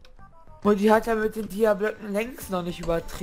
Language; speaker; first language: German; native; German